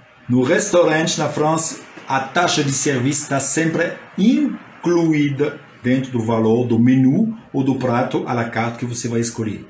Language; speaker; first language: Portuguese; non-native, fluent; French